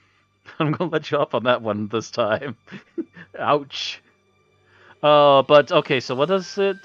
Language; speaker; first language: English; native; English